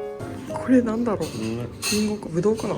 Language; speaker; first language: Japanese; native; Japanese